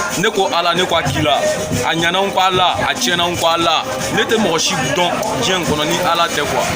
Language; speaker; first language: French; non-native, local second language; Bambara